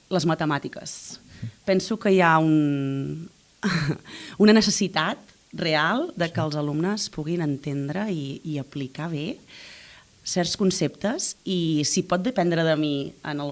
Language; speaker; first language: Catalan; native; Catalan